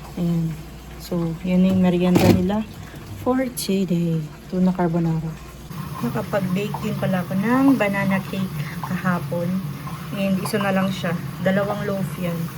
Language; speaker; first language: Filipino; non-native, local second language; Cebuano